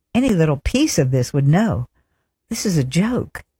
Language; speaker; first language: English; early bilingual, other home language; French